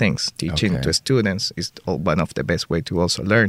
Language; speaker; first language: English; non-native, fluent; Spanish